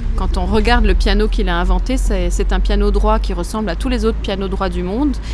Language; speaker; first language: French; native; French